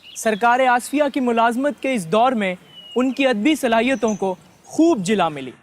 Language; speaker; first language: Urdu; native; Urdu